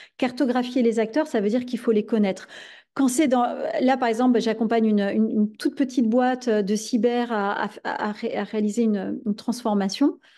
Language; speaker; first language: French; native; French